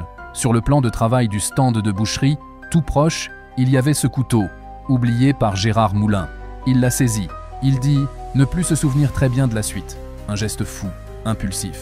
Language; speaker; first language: French; native; French